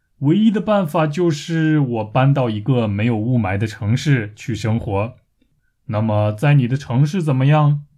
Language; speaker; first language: Chinese; native; Chinese